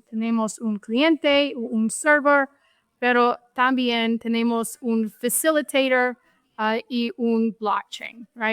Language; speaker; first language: Spanish; non-native, fluent; English